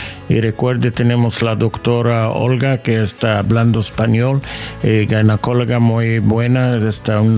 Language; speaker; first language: Spanish; non-native, learner; English